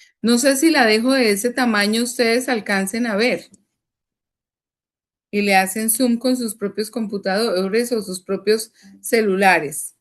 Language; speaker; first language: Spanish; native; Spanish